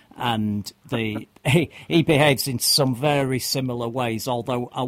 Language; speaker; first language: English; native; English